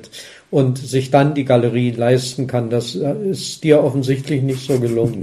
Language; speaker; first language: German; native; German